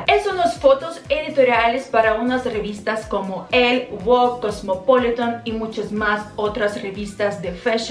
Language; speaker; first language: Spanish; non-native, fluent; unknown